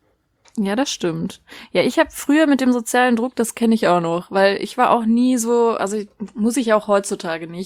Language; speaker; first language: German; native; German